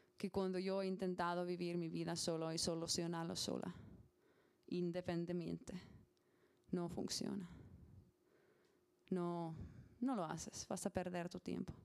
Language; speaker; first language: Spanish; non-native, learner; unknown